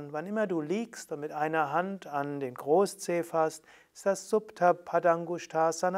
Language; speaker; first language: German; native; German